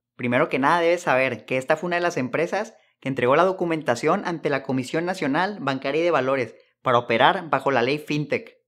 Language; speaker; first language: Spanish; native; Spanish